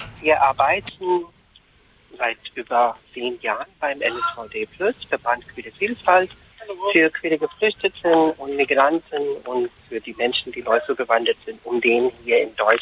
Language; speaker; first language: German; non-native, fluent; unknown